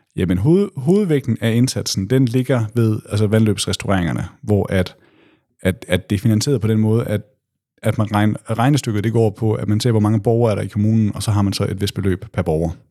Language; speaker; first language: Danish; native; Danish